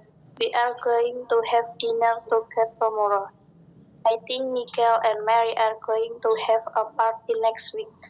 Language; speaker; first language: English; non-native, learner; Indonesian